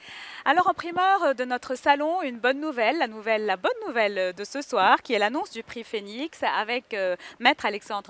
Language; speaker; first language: French; native; French